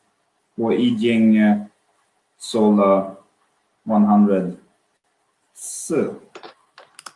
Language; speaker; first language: Chinese; non-native, learner; English